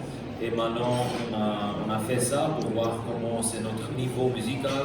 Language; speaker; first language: French; non-native, local second language; German